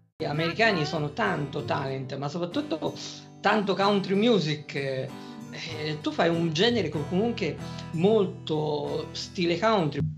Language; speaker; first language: Italian; native; Italian